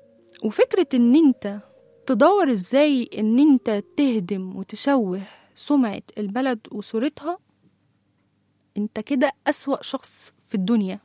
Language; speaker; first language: Arabic; native; Arabic